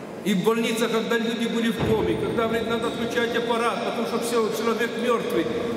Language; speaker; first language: Russian; non-native, local second language; Ukrainian